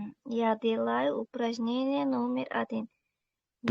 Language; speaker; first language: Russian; non-native, learner; Uzbek